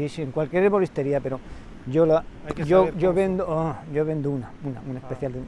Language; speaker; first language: Spanish; native; Spanish